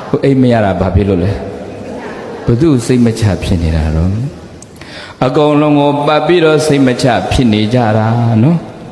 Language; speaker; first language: Burmese; native; Burmese